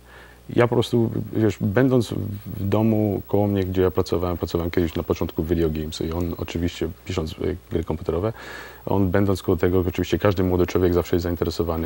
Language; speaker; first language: Polish; native; Polish